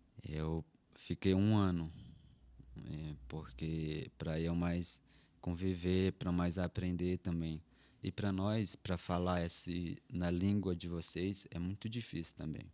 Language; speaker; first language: Portuguese; non-native, local second language; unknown